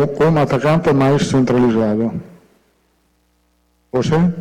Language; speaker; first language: Portuguese; non-native, fluent; Italian